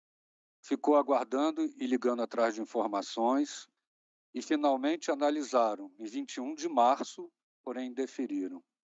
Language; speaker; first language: Portuguese; native; Portuguese